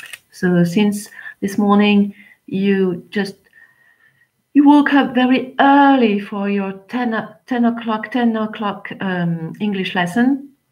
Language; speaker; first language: English; non-native, fluent; French